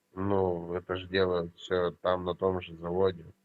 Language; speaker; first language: Russian; native; Russian